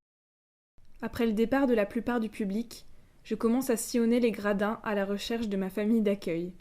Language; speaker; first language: French; native; French